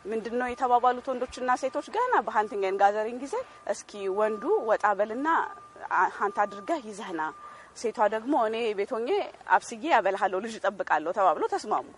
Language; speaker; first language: Amharic; native; Amharic